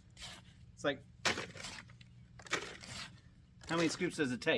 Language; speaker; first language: English; native; English